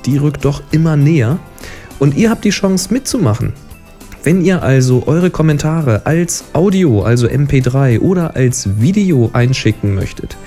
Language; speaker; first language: German; native; German